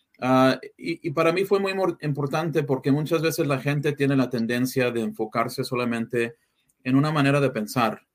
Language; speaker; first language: Spanish; early bilingual, heritage; English